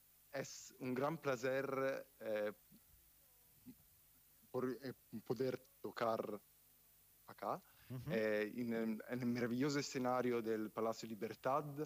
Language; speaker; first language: Spanish; non-native, fluent; Italian